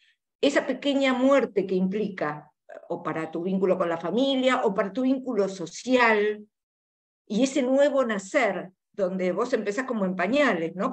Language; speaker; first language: Spanish; native; Spanish